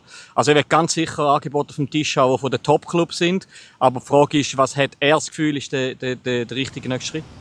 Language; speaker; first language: German; native; German